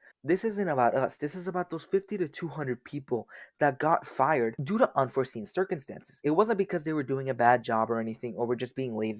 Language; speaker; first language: English; native; English